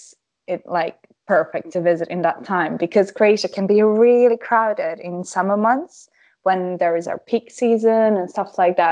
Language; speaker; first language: English; non-native, fluent; Croatian